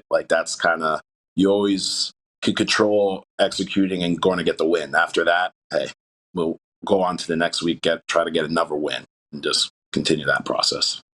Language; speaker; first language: English; native; English